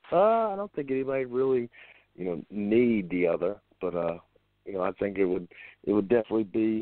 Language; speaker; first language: English; native; English